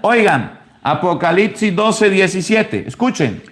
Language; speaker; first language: Spanish; native; Spanish